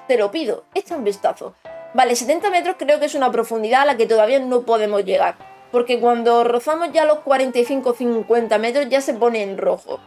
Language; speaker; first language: Spanish; native; Spanish